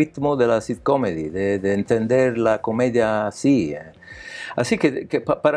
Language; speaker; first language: Spanish; non-native, learner; Italian